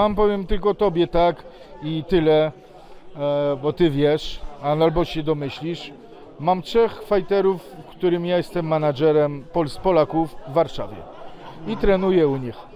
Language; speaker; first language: Polish; non-native, fluent; Serbian